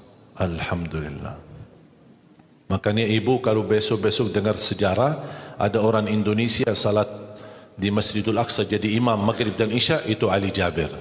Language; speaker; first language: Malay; non-native, fluent; Arabic